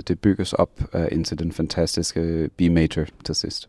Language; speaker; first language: Danish; non-native, fluent; English